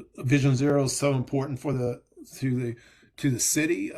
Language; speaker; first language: English; native; English